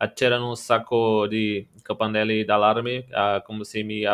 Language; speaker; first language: Italian; non-native, learner; Portuguese